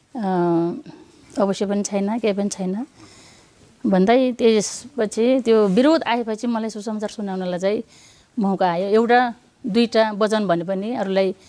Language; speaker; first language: Nepali; non-native, local second language; Eastern Tamang